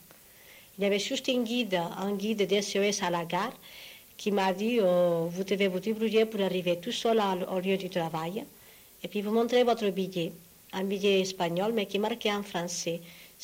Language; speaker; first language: French; non-native, fluent; Spanish